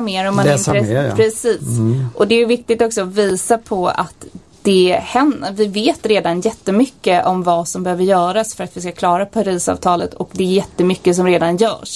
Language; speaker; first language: Swedish; native; Swedish